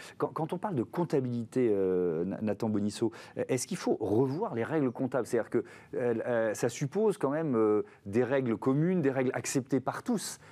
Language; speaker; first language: French; native; French